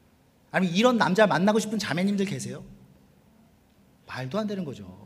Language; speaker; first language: Korean; native; Korean